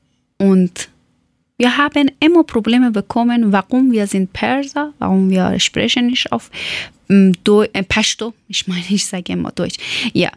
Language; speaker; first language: German; non-native, fluent; Persian